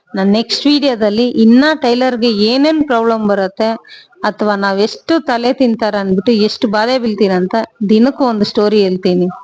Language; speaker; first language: Kannada; non-native, local second language; Tamil